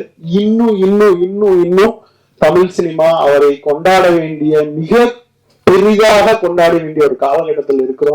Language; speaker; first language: Tamil; native; Tamil